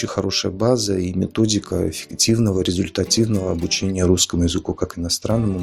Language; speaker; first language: Russian; non-native, local second language; Yakut